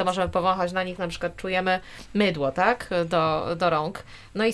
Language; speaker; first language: Polish; native; Polish